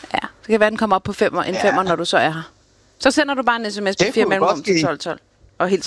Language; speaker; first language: Danish; native; Danish